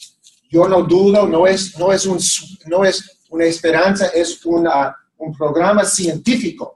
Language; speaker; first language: Spanish; non-native, fluent; English